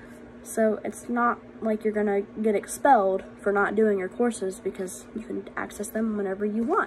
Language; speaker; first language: English; native; English